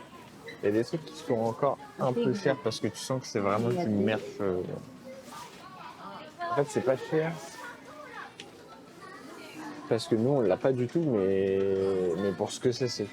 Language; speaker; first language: French; native; French